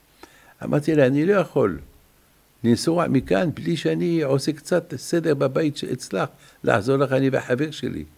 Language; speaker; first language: Hebrew; non-native, fluent; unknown